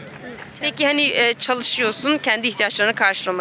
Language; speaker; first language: Turkish; native; Turkish